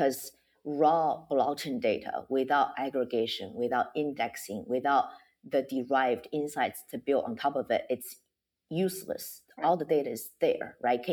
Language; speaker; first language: English; non-native, fluent; Chinese